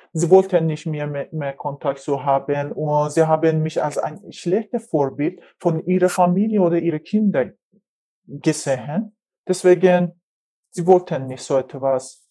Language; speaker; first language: German; non-native, learner; Persian